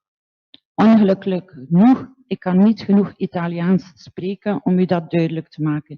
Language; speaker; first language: Dutch; non-native, local second language; French